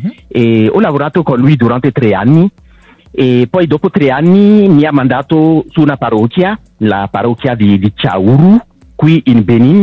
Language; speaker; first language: Italian; non-native, local second language; French